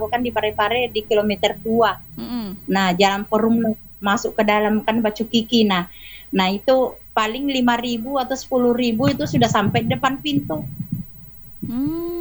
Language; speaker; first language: Indonesian; native; Indonesian